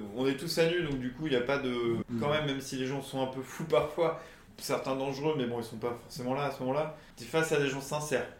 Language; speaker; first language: French; native; French